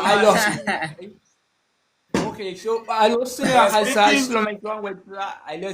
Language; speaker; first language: English; non-native, learner; Swahili